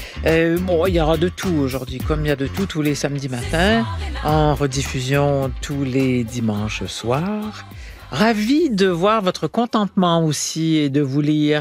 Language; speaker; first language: French; native; French